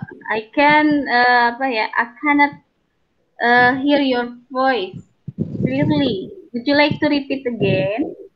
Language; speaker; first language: English; non-native, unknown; Indonesian